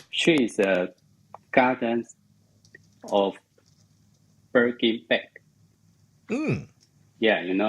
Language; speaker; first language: English; non-native, learner; Chinese